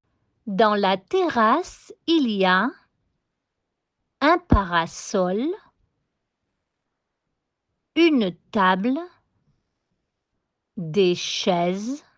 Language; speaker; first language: French; non-native, fluent; Spanish